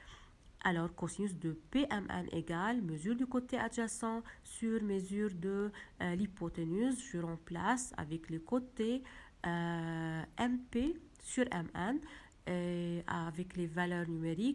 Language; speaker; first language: French; non-native, local second language; Arabic